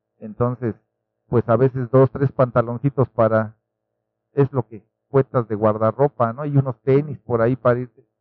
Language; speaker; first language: Spanish; native; Spanish